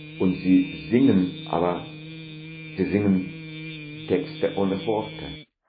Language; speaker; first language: German; non-native, fluent; Russian